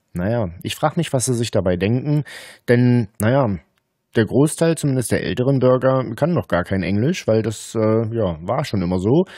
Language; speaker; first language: German; native; German